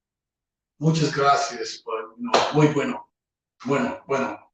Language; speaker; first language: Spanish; non-native, learner; English